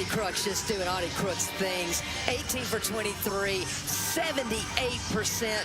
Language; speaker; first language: English; native; English